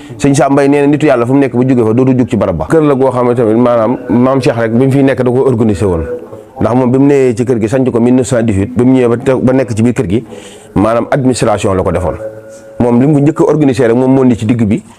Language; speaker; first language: Wolof; native; Wolof